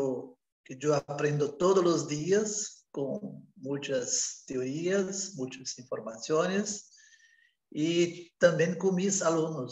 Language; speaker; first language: Spanish; non-native, learner; Portuguese